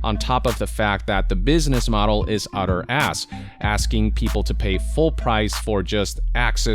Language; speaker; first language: English; native; English